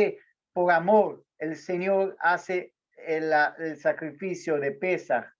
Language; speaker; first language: Spanish; non-native, learner; Portuguese